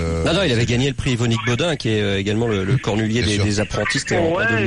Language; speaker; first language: French; native; French